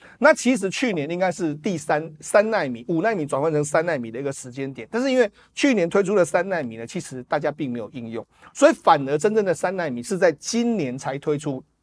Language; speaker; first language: Chinese; native; Chinese